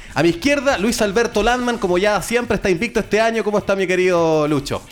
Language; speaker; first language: Spanish; native; Spanish